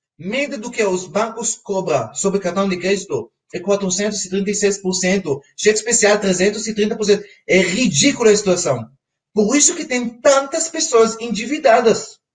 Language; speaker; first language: Portuguese; non-native, fluent; Hebrew